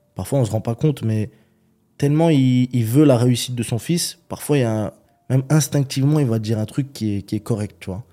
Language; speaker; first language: French; early bilingual, other home language; Chechen